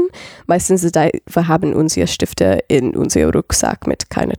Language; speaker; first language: German; non-native, learner; English